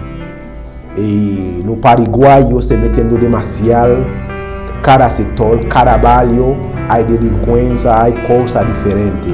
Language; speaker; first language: Spanish; non-native, learner; Haitian Creole